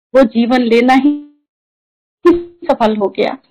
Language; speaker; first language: Hindi; native; Hindi